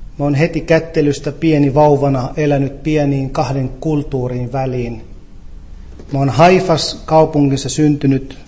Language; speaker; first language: Finnish; non-native, fluent; Arabic